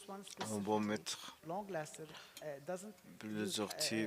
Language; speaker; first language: French; non-native, learner; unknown